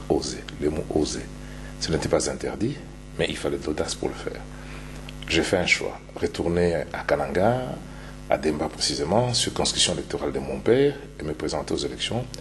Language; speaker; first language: French; non-native, local second language; Luba-Lulua